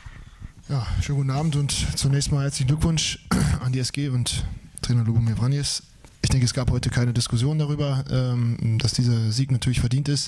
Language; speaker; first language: German; native; German